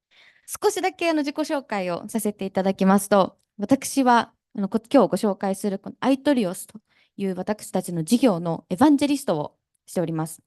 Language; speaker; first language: Japanese; native; Japanese